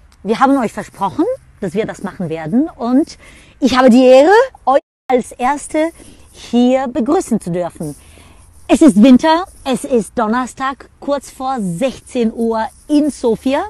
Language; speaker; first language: German; non-native, fluent; Bulgarian